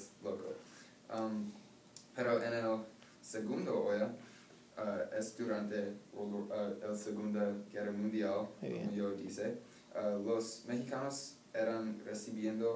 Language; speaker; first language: Spanish; non-native, learner; English